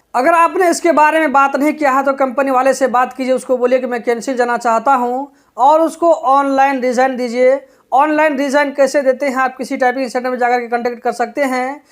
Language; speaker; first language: Hindi; native; Hindi